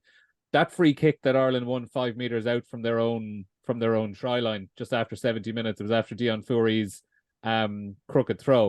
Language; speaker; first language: English; native; English